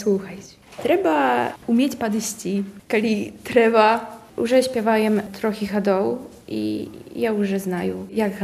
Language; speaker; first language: Polish; non-native, local second language; Belarusian